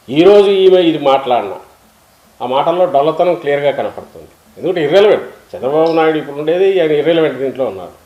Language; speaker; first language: Telugu; native; Telugu